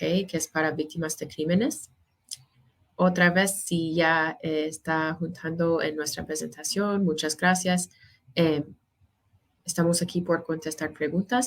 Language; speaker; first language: Spanish; non-native, fluent; English